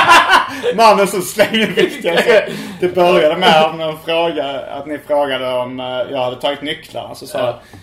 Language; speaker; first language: Swedish; native; Swedish